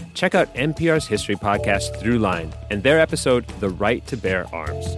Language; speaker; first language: English; native; English